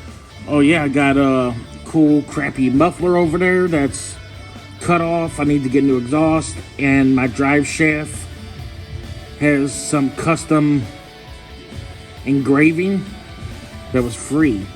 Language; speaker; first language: English; native; English